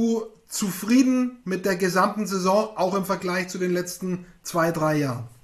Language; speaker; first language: German; native; German